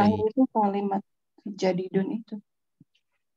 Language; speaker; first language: Indonesian; native; Indonesian